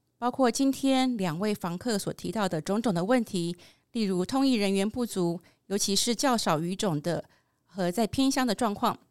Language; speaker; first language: Chinese; native; Chinese